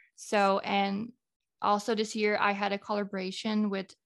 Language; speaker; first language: English; non-native, fluent; Dutch